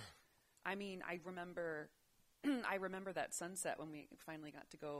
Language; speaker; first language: English; native; English